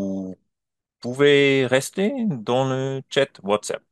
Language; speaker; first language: French; non-native, learner; German